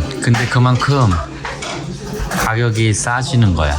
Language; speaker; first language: Korean; native; Korean